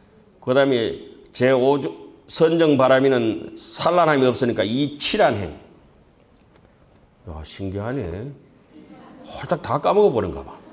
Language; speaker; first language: Korean; native; Korean